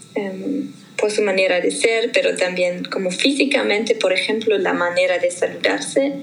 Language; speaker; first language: Spanish; non-native, fluent; German